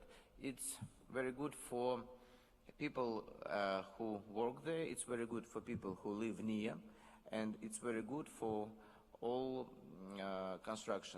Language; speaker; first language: English; non-native, learner; Russian